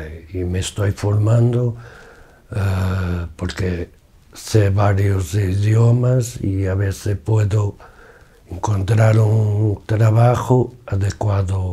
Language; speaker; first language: Spanish; non-native, fluent; Portuguese